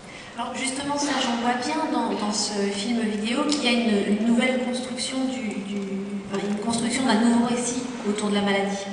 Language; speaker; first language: French; native; French